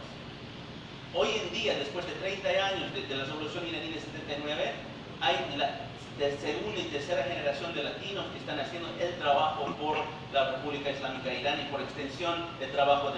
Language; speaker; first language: Spanish; early bilingual, heritage; Spanish